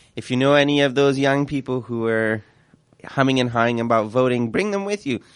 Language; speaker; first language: English; early bilingual, other home language; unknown